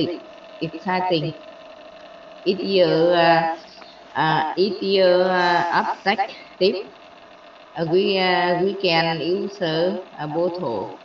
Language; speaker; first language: English; non-native, learner; Vietnamese